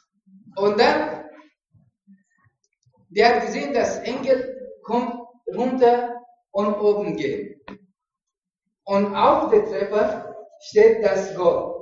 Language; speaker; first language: German; non-native, learner; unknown